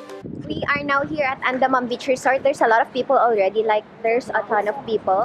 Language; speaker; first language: English; non-native, local second language; Filipino